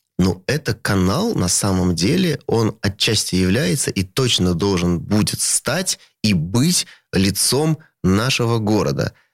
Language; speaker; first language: Russian; native; Russian